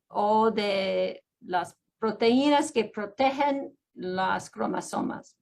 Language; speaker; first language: Spanish; early bilingual, heritage; Spanish